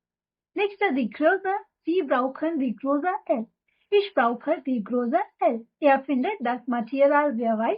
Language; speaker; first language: German; non-native, fluent; Hindi